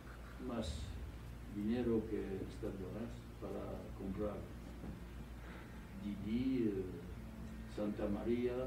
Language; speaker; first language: Spanish; non-native, fluent; French